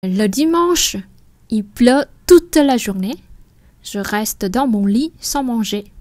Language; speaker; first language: French; non-native, fluent; Vietnamese